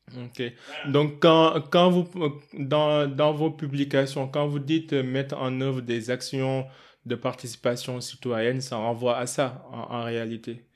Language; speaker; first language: French; non-native, local second language; Wolof